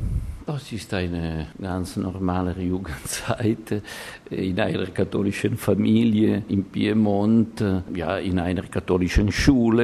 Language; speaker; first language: German; non-native, fluent; Italian